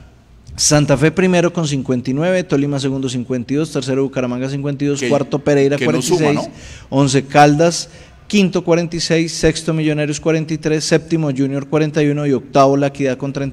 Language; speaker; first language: Spanish; native; Spanish